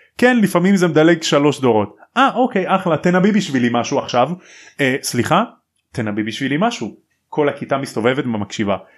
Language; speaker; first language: Hebrew; native; Hebrew